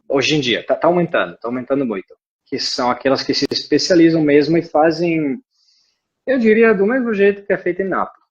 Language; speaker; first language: Portuguese; non-native, fluent; Italian